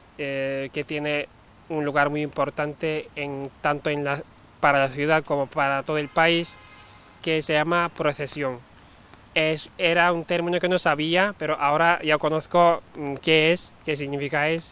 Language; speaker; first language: Spanish; non-native, fluent; Turkish